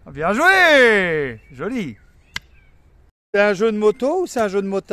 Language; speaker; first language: French; native; French